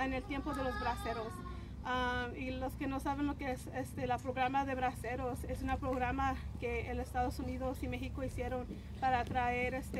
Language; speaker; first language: Spanish; early bilingual, other home language; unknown